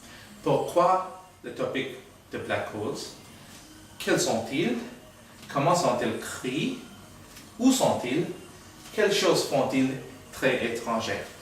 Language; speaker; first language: French; non-native, learner; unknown